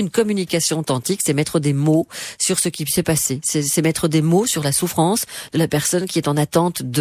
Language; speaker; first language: French; native; French